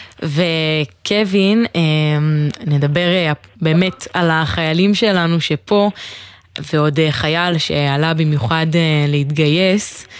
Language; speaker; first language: Hebrew; native; Hebrew